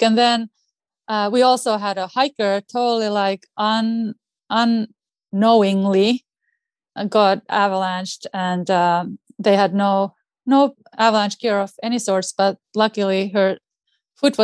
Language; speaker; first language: English; non-native, fluent; Finnish